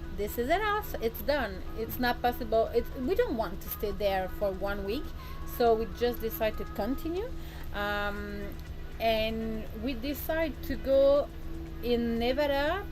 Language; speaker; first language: English; non-native, learner; French